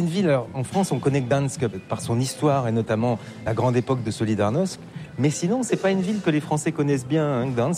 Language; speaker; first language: French; native; French